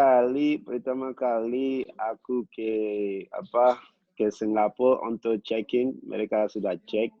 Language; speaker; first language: Indonesian; non-native, local second language; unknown